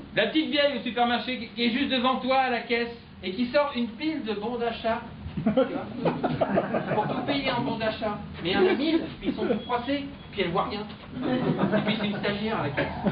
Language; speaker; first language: French; native; French